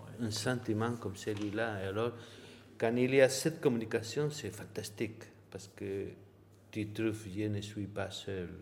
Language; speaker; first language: French; non-native, learner; Spanish